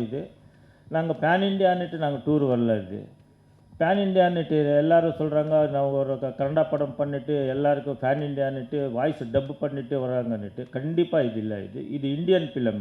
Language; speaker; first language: Tamil; non-native, learner; Kannada